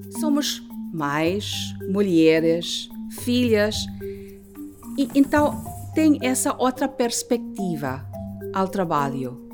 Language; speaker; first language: Portuguese; non-native, learner; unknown